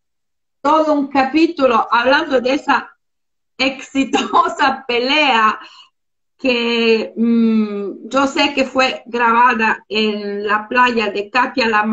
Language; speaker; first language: Spanish; non-native, fluent; Italian